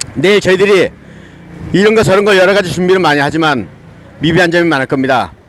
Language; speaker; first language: Korean; native; Korean